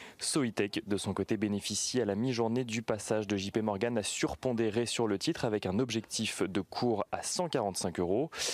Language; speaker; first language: French; native; French